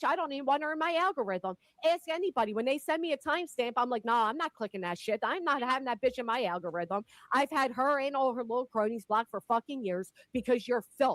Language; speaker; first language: English; native; English